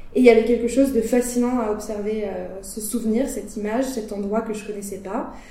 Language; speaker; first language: French; native; French